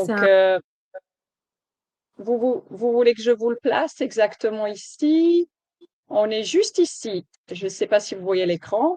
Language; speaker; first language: French; native; French